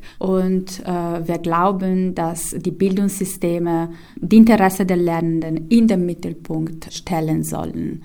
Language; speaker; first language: German; non-native, fluent; Italian